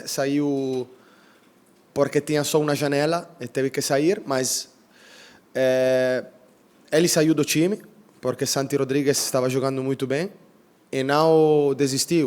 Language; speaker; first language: Portuguese; non-native, fluent; Italian